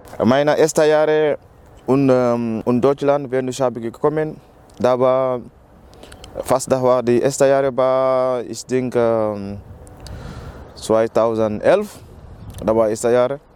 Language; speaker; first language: German; non-native, learner; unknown